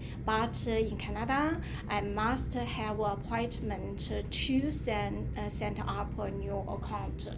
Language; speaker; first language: English; non-native, learner; Chinese